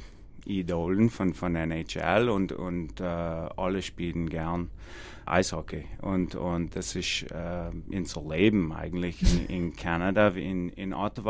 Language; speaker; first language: German; non-native, learner; English